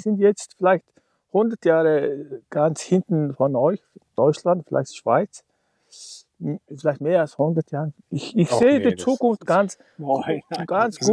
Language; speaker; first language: German; non-native, learner; Mongolian